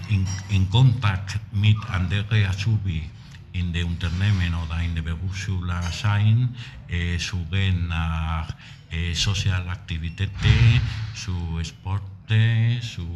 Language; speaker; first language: German; non-native, learner; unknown